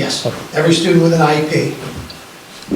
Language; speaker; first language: English; native; English